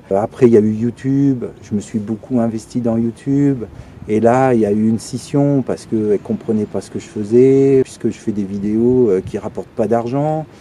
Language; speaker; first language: French; native; French